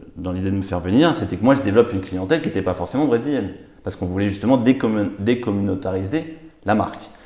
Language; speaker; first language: French; native; French